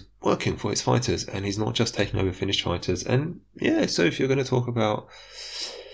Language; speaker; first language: English; native; English